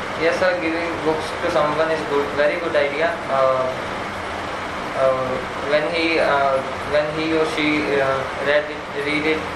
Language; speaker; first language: English; non-native, learner; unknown